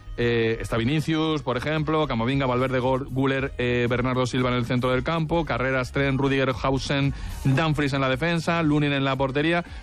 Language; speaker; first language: Spanish; native; Spanish